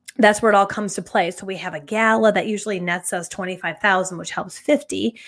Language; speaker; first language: English; native; English